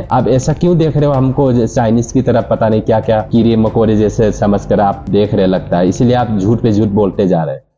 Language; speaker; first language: Hindi; non-native, local second language; Manipuri